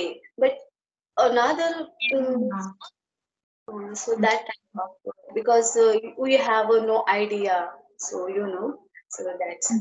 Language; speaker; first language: English; non-native, learner; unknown